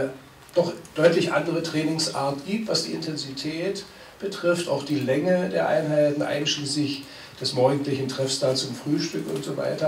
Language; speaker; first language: German; native; German